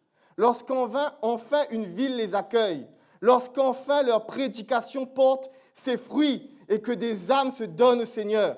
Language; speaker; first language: French; native; French